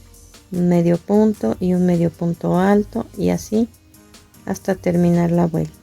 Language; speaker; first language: Spanish; native; Spanish